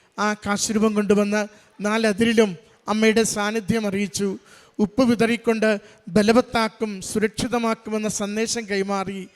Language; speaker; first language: Malayalam; native; Malayalam